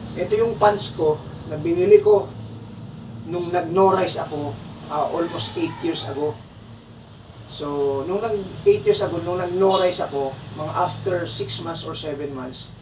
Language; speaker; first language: Filipino; non-native, local second language; Bikol